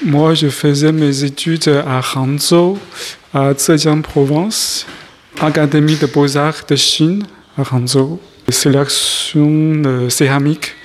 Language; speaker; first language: French; non-native, learner; Chinese